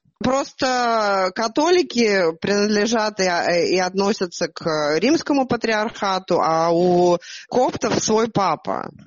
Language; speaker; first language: Russian; native; Russian